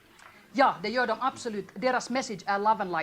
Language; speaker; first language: Swedish; non-native, local second language; Finnish